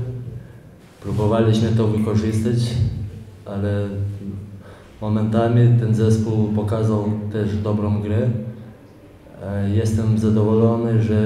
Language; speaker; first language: Polish; non-native, fluent; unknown